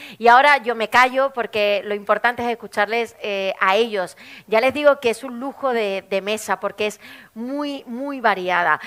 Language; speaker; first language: Spanish; native; Spanish